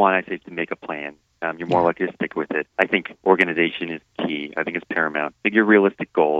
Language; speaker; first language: English; native; English